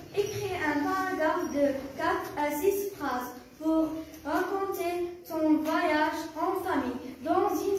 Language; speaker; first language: French; non-native, learner; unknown